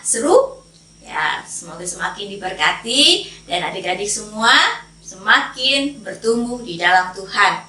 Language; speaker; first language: Indonesian; native; Indonesian